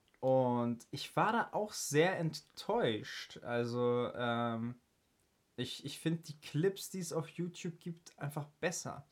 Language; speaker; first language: German; native; German